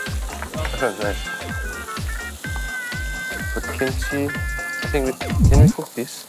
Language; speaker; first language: English; non-native, local second language; Fijian